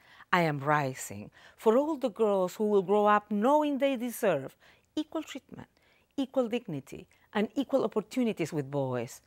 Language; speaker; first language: English; non-native, fluent; Spanish